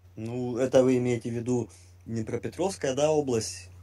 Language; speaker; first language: Russian; native; Russian